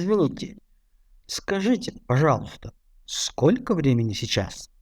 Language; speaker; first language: Russian; non-native, fluent; Tajik